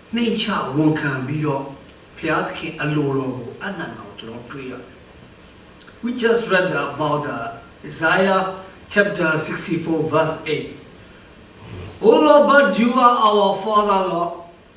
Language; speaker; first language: Burmese; non-native, local second language; Karen languages